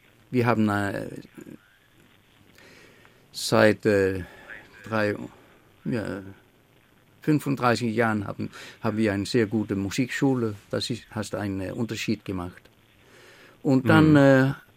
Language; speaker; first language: German; non-native, fluent; Faroese